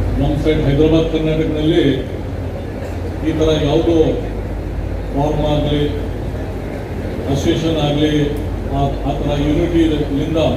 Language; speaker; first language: Kannada; non-native, local second language; Urdu